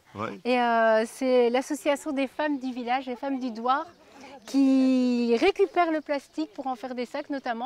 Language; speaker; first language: French; native; French